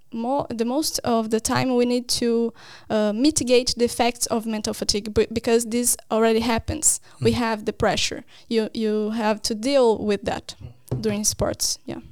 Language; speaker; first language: English; non-native, fluent; Portuguese